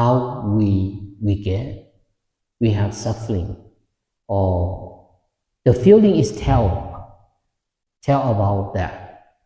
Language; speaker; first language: English; non-native, fluent; Lao